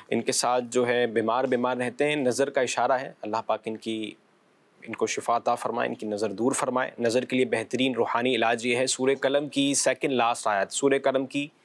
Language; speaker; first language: Urdu; non-native, local second language; Punjabi